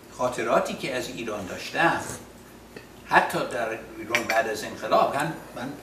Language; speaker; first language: Persian; non-native, fluent; English